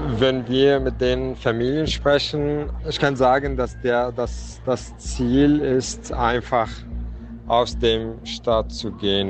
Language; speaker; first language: German; non-native, fluent; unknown